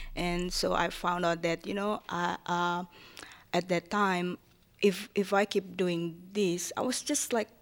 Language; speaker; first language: English; non-native, fluent; Japanese